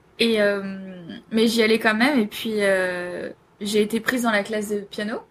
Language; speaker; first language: French; native; French